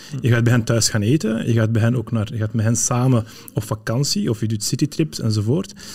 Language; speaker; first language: Dutch; early bilingual, other home language; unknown